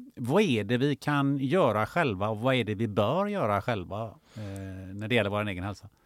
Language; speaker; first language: Swedish; early bilingual, other home language; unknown